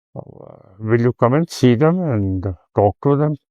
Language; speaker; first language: English; non-native, local second language; Punjabi